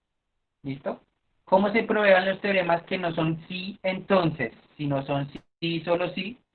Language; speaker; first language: Spanish; native; Spanish